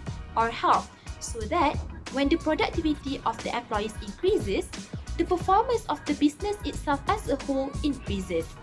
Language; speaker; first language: English; non-native, local second language; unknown